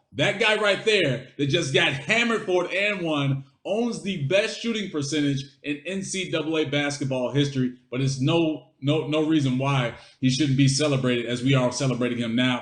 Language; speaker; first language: English; native; English